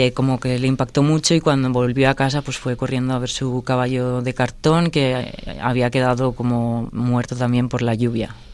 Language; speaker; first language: Spanish; native; Spanish